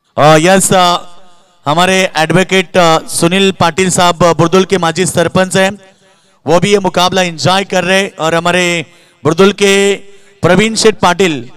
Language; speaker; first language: Hindi; non-native, local second language; Marathi